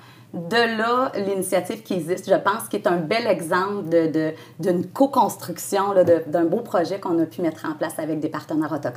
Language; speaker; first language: French; native; French